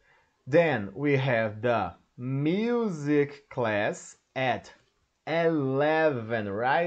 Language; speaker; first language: English; non-native, learner; Portuguese